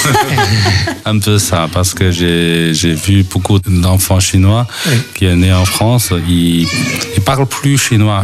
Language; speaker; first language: French; non-native, fluent; Chinese